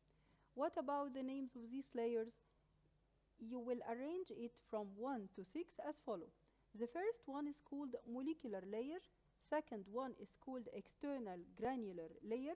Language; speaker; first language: English; non-native, local second language; Arabic